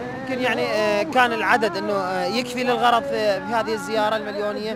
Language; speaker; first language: Arabic; native; Arabic